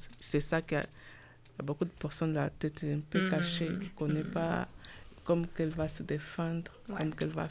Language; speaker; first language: French; non-native, learner; Portuguese